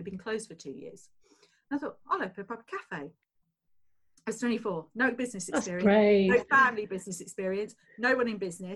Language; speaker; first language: English; native; English